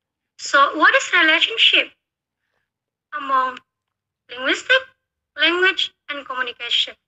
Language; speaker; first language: English; non-native, learner; Indonesian